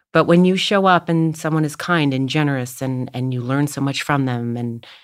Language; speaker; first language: English; native; English